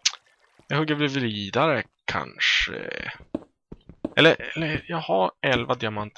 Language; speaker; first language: Swedish; native; Swedish